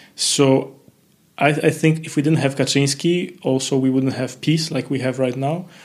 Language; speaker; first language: English; non-native, fluent; Polish